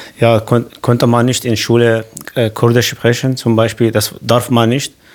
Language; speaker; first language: German; non-native, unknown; Kurdish